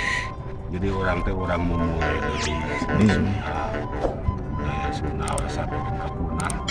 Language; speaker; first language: Indonesian; non-native, local second language; Sundanese